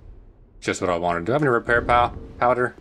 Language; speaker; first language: English; native; English